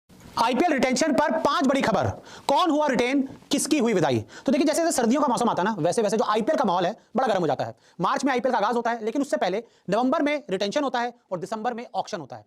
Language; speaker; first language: Hindi; native; Hindi